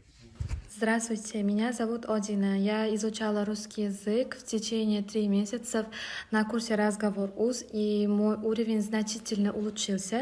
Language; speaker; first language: Russian; non-native, learner; Uzbek